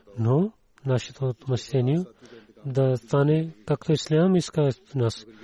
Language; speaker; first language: Bulgarian; non-native, learner; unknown